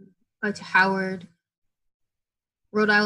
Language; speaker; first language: English; native; English